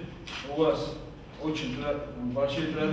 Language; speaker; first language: Russian; non-native, fluent; Georgian